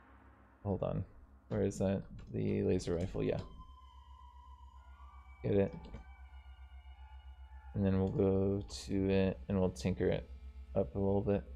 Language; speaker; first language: English; native; English